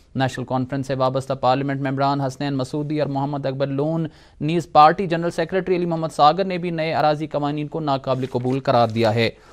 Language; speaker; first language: Urdu; non-native, local second language; Kashmiri